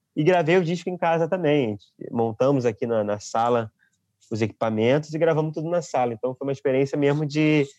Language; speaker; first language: Portuguese; native; Portuguese